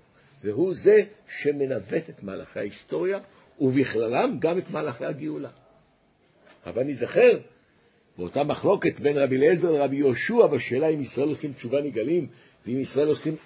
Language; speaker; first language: Hebrew; native; Hebrew